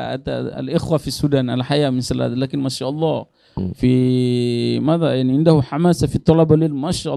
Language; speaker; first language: Arabic; non-native, learner; Indonesian